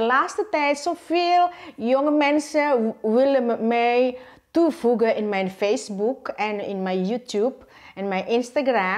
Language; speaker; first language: Dutch; non-native, learner; Indonesian